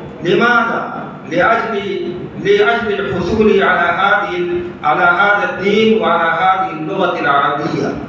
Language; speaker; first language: Arabic; non-native, fluent; Urdu